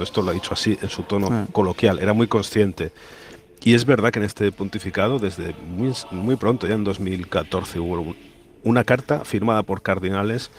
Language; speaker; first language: Spanish; native; Spanish